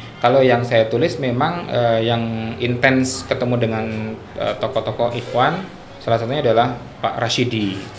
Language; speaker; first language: Indonesian; native; Indonesian